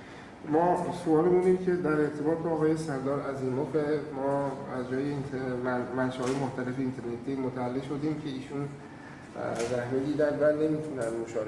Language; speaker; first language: Persian; non-native, fluent; Uzbek